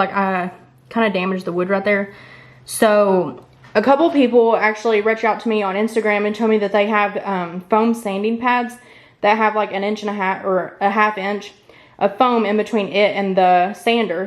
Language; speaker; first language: English; native; English